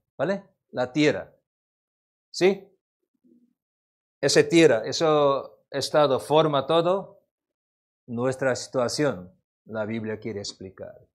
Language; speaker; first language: Spanish; non-native, learner; Korean